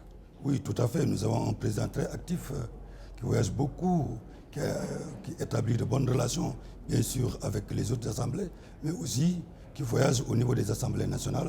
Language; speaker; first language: French; non-native, local second language; Wolof